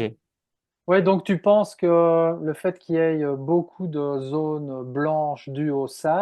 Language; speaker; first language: French; native; French